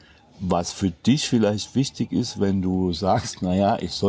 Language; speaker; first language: German; native; German